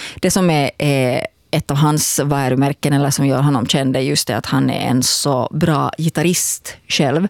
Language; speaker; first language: Swedish; native; Swedish